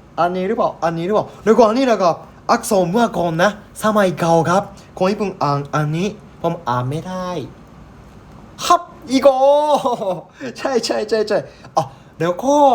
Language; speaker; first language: Thai; non-native, learner; Japanese